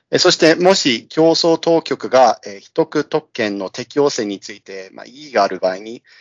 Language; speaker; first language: Japanese; non-native, fluent; English